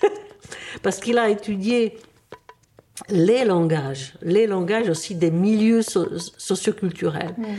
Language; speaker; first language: French; early bilingual, other home language; Czech